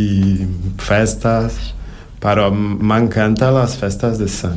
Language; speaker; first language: Catalan; non-native, learner; Portuguese